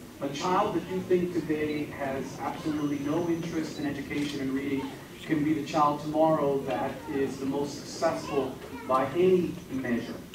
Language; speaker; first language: English; early bilingual, other home language; Spanish